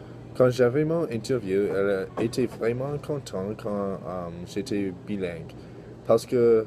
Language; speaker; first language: French; non-native, learner; English